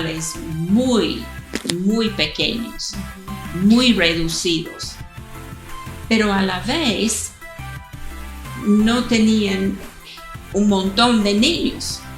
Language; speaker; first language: Spanish; non-native, fluent; English